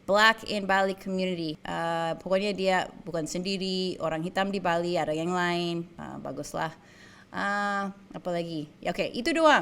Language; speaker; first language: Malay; non-native, fluent; English